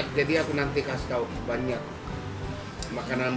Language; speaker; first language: Indonesian; non-native, fluent; Japanese